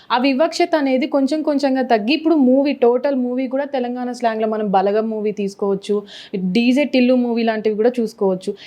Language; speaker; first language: Telugu; native; Telugu